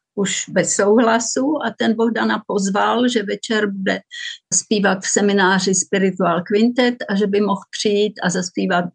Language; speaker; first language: Czech; native; Czech